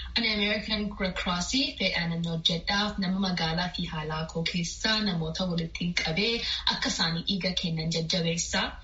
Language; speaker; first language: Oromo; early bilingual, heritage; Oromo